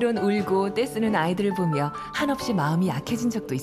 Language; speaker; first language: Korean; native; Korean